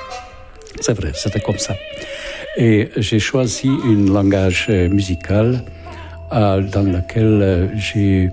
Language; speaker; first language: French; non-native, fluent; Hungarian